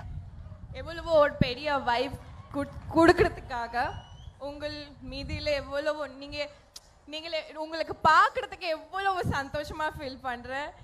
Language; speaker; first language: Tamil; non-native, learner; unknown